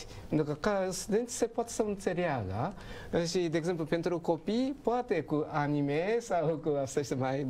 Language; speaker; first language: Romanian; non-native, learner; Japanese